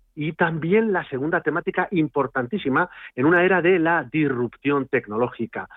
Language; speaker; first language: Spanish; native; Spanish